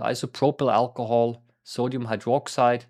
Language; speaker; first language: English; non-native, fluent; German